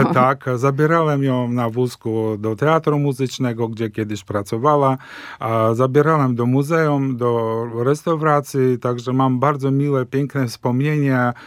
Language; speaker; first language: Polish; early bilingual, heritage; Polish